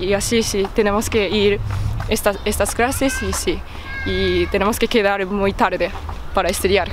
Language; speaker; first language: Spanish; non-native, learner; Japanese